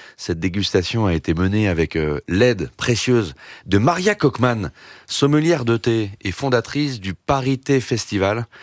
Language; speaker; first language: French; native; French